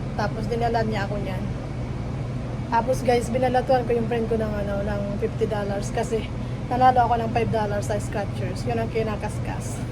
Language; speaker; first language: Filipino; non-native, local second language; Bikol